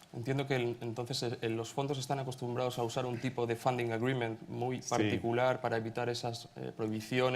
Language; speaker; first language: Spanish; native; Spanish